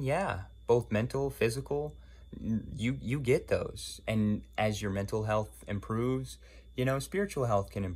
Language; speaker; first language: English; native; English